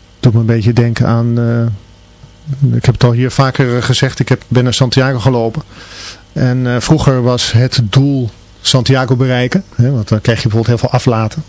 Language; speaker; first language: Dutch; native; Dutch